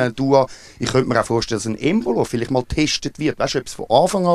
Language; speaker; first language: German; native; German